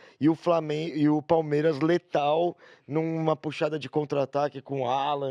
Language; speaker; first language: Portuguese; native; Portuguese